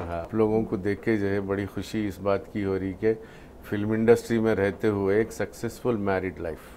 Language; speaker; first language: Urdu; native; Urdu